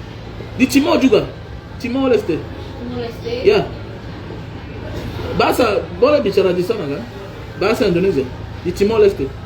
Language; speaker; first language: Indonesian; non-native, learner; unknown